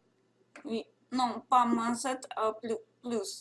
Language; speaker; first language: French; non-native, learner; Russian